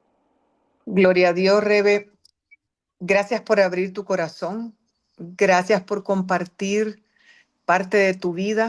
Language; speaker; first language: Spanish; native; Spanish